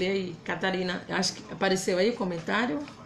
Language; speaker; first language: Portuguese; native; Portuguese